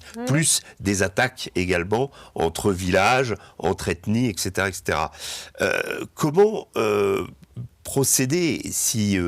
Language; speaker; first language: French; native; French